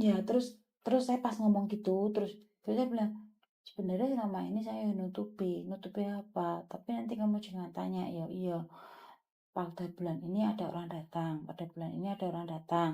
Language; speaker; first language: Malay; non-native, local second language; Javanese